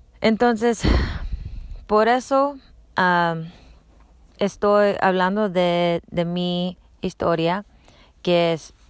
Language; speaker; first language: Spanish; non-native, learner; English